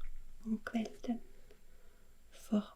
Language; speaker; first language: Norwegian; non-native, learner; German